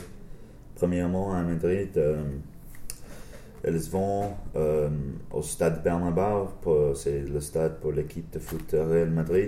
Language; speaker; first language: French; non-native, learner; English